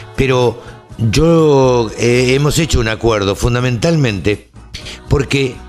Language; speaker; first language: Spanish; native; Spanish